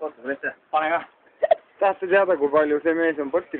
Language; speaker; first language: Estonian; native; Estonian